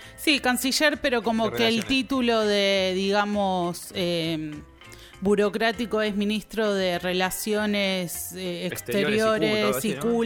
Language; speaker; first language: Spanish; native; Spanish